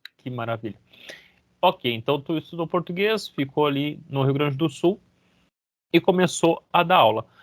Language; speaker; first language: Portuguese; native; Portuguese